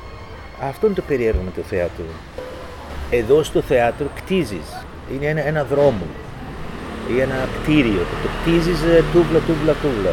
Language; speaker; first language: Greek; non-native, fluent; English